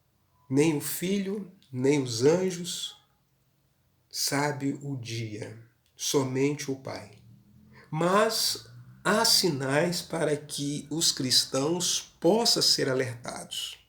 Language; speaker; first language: Portuguese; native; Portuguese